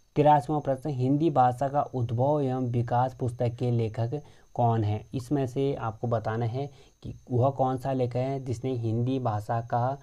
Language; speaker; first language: Hindi; native; Hindi